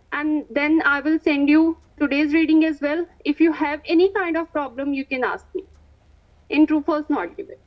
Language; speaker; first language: English; non-native, local second language; Punjabi